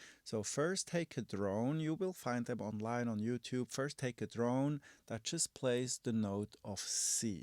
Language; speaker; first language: English; non-native, fluent; German